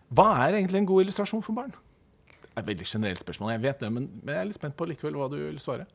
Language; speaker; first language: Norwegian; native; Norwegian